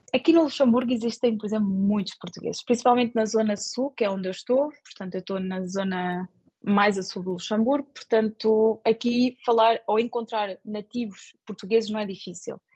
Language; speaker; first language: Portuguese; native; Portuguese